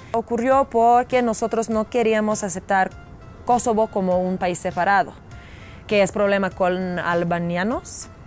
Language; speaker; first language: Spanish; non-native, fluent; Serbian